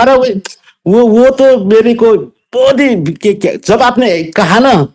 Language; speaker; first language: Hindi; non-native, local second language; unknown